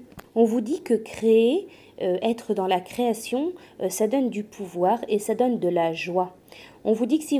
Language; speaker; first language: French; native; French